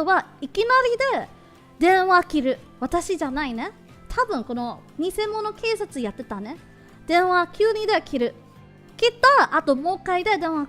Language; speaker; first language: Japanese; non-native, learner; English